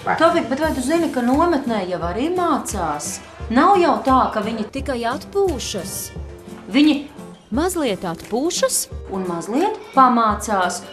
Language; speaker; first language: Latvian; native; Latvian